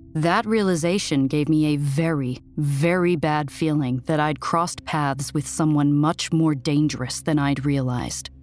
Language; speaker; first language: English; native; English